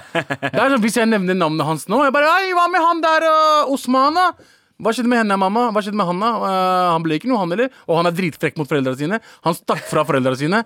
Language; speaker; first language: Norwegian; early bilingual, other home language; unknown